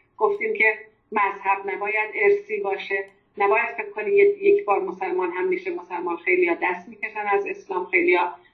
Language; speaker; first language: Persian; non-native, local second language; Azerbaijani